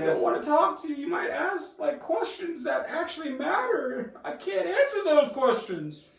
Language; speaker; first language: English; native; English